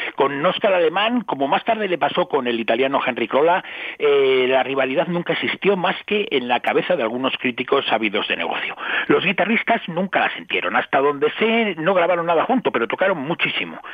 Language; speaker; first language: Spanish; native; Spanish